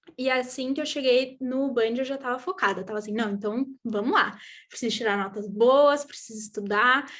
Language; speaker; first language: Portuguese; native; Portuguese